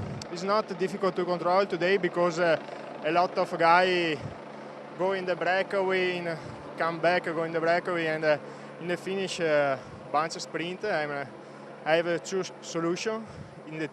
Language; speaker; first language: English; non-native, learner; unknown